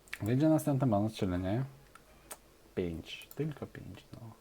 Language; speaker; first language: Polish; non-native, fluent; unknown